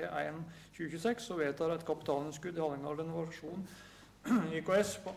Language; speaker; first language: Norwegian; native; Norwegian